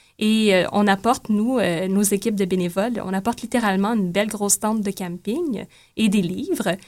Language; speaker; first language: French; native; French